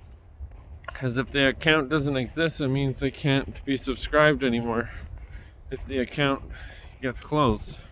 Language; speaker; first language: English; native; English